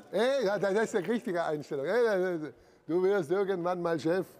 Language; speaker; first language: German; native; German